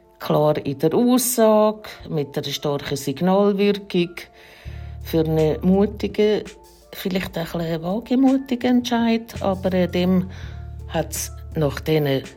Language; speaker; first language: German; native; German